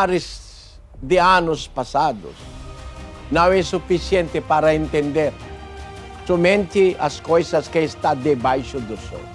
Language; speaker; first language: Portuguese; non-native, learner; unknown